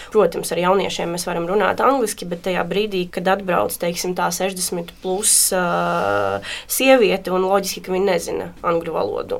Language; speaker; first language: Latvian; non-native, local second language; Russian